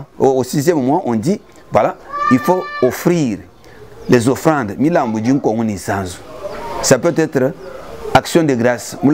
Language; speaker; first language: French; non-native, local second language; Luba-Lulua